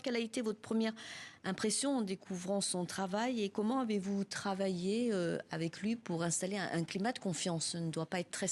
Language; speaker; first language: French; native; French